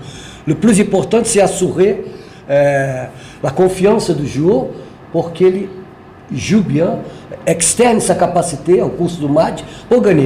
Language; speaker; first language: French; non-native, learner; Portuguese